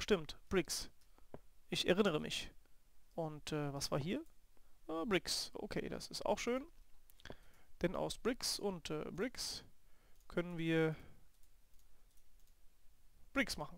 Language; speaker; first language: German; native; German